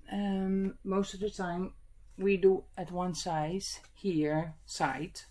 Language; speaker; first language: English; non-native, fluent; Dutch